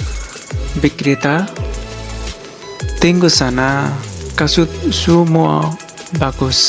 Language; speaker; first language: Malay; non-native, learner; Nepali